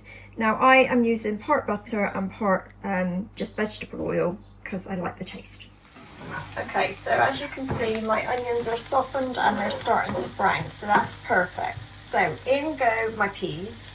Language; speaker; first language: English; native; English